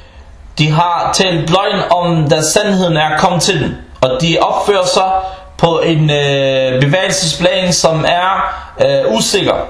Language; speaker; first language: Danish; early bilingual, other home language; Arabic